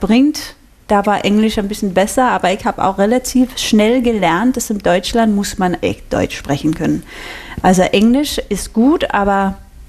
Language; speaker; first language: German; non-native, fluent; Danish